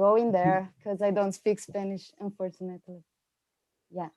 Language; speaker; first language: English; non-native, fluent; Portuguese